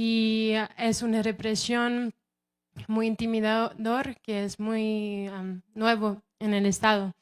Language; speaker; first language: Spanish; non-native, fluent; English